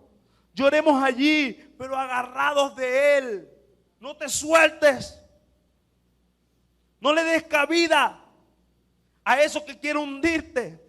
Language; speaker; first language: Spanish; native; Spanish